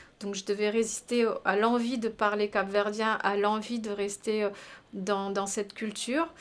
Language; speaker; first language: French; early bilingual, other home language; Kabuverdianu